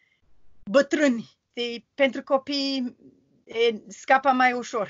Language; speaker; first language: Romanian; non-native, learner; English